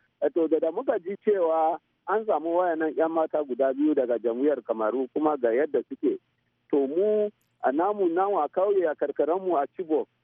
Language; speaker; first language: Hausa; non-native, local second language; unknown